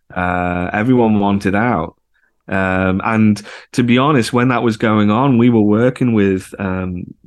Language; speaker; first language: English; native; English